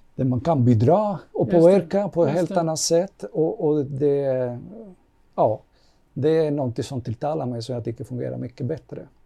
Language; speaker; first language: Swedish; non-native, fluent; Spanish